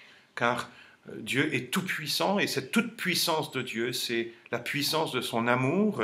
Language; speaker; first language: French; native; French